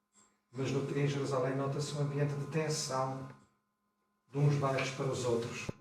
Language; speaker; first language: Portuguese; native; Portuguese